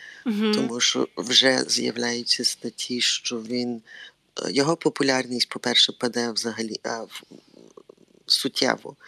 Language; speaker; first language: Ukrainian; early bilingual, heritage; Ukrainian